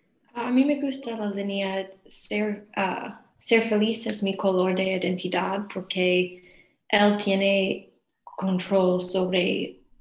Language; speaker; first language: Spanish; non-native, learner; English